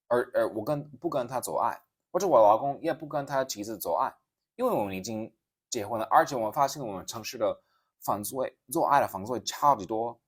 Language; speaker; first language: Chinese; non-native, fluent; English